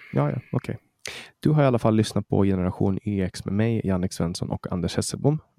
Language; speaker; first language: Swedish; native; Swedish